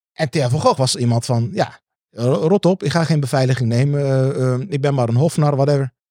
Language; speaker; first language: Dutch; early bilingual, other home language; Turkish